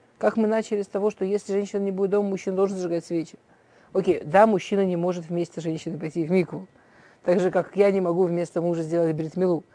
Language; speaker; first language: Russian; early bilingual, heritage; Russian